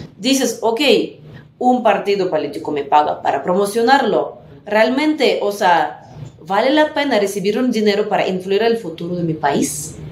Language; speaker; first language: Spanish; non-native, fluent; Russian